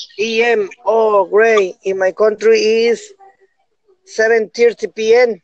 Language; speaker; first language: English; non-native, learner; Spanish